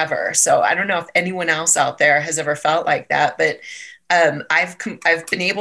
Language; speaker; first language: English; native; English